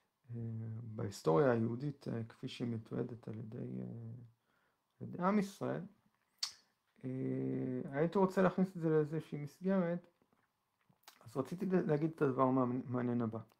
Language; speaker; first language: Hebrew; native; Hebrew